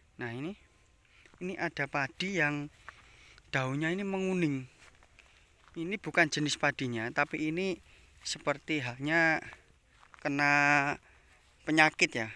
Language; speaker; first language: Indonesian; non-native, local second language; Javanese